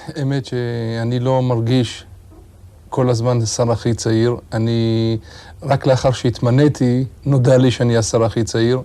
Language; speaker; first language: Hebrew; early bilingual, other home language; Arabic